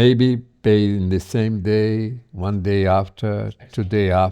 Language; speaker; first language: English; non-native, learner; Portuguese